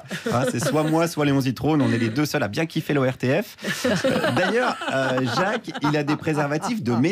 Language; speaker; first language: French; native; French